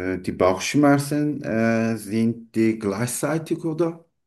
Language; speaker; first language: German; non-native, learner; Turkish